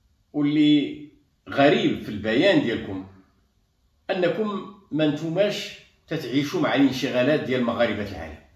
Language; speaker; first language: Arabic; native; Arabic